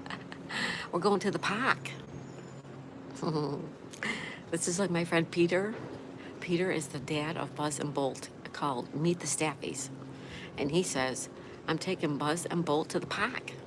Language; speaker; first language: English; native; English